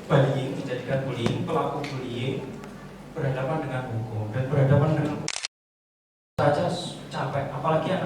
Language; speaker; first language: Indonesian; native; Indonesian